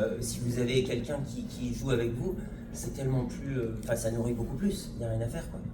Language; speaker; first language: French; native; French